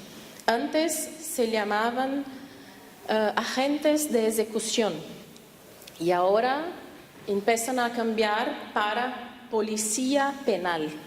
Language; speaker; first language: Spanish; non-native, fluent; Portuguese